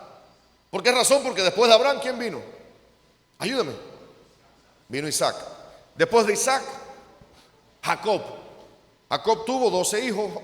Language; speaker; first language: Spanish; native; Spanish